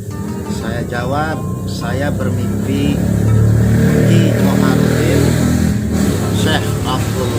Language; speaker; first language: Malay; non-native, local second language; Javanese